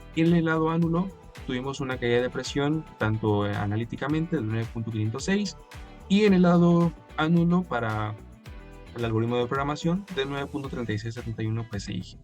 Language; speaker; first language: Spanish; native; Spanish